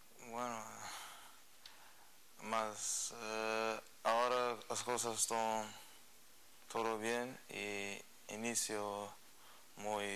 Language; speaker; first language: Spanish; non-native, learner; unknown